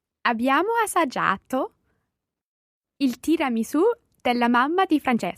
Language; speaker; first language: Italian; non-native, learner; English